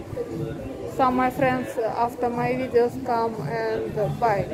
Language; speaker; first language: English; non-native, learner; Russian